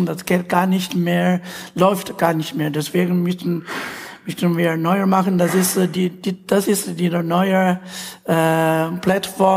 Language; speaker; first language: German; non-native, fluent; Chinese